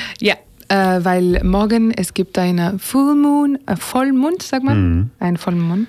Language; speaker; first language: German; non-native, learner; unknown